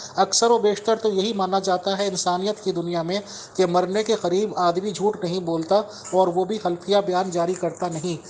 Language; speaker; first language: Urdu; native; Urdu